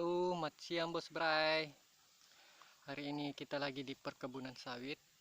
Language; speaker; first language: Indonesian; native; Indonesian